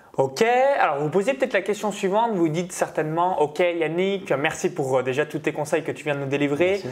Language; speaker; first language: French; native; French